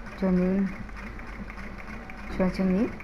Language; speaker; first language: Korean; non-native, learner; Vietnamese